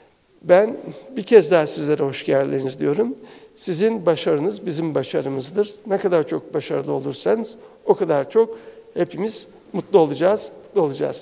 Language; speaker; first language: Turkish; native; Turkish